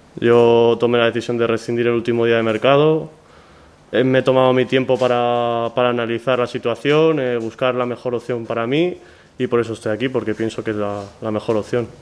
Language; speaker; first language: Spanish; native; Spanish